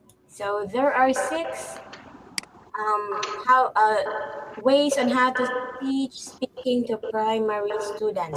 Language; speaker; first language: English; non-native, fluent; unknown